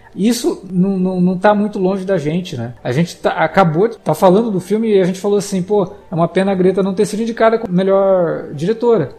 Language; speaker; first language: Portuguese; native; Portuguese